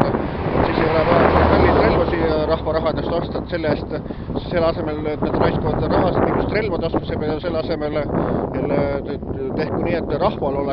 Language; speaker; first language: Estonian; native; Estonian